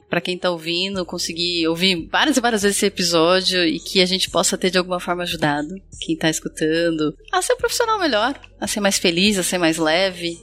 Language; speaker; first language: Portuguese; native; Portuguese